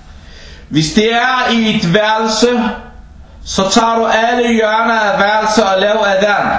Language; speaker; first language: Danish; non-native, local second language; Arabic